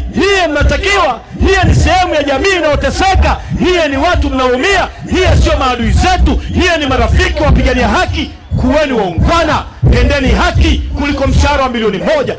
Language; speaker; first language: Swahili; native; Swahili